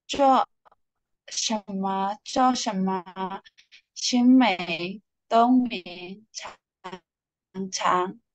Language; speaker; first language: Chinese; non-native, learner; Burmese